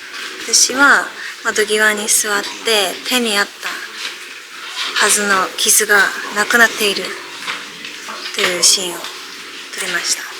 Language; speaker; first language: Japanese; native; Japanese